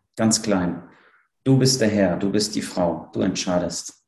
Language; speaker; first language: German; early bilingual, other home language; Polish